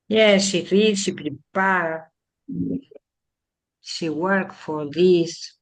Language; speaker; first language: English; non-native, learner; Spanish